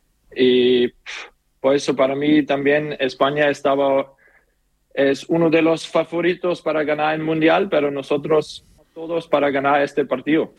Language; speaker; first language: Spanish; non-native, learner; German